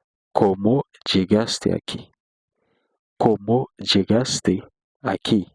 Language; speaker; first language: Spanish; non-native, fluent; Haitian Creole